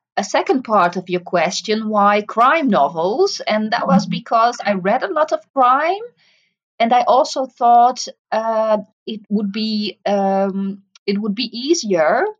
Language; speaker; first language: English; non-native, fluent; Dutch